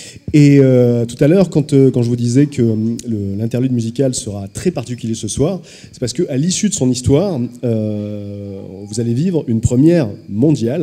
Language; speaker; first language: French; native; French